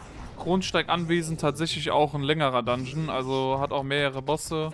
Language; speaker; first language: German; native; German